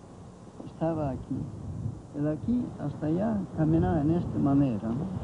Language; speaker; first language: Spanish; non-native, fluent; Norwegian